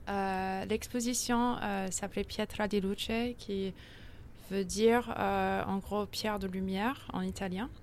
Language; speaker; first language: French; early bilingual, heritage; French